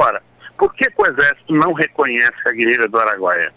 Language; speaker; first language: Portuguese; native; Portuguese